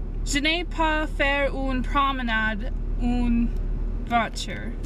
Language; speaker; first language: French; non-native, learner; English